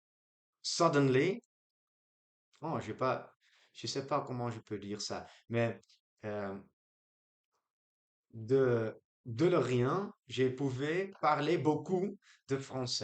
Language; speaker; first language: French; non-native, learner; Dutch